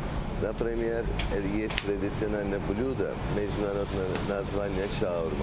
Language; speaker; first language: Russian; non-native, learner; Turkish